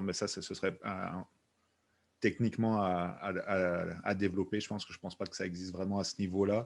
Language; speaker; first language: French; native; French